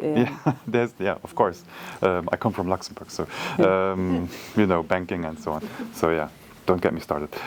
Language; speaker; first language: English; non-native, fluent; Luxembourgish